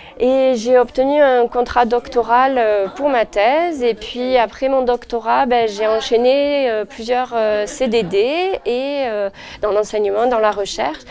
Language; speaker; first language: French; native; French